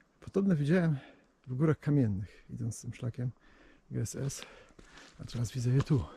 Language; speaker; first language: Polish; native; Polish